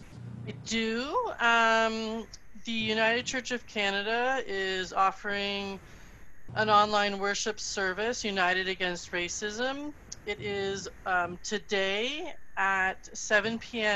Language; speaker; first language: English; native; English